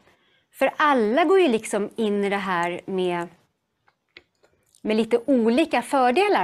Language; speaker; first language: Swedish; native; Swedish